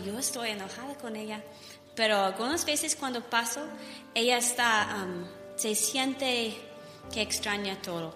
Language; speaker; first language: Spanish; non-native, learner; English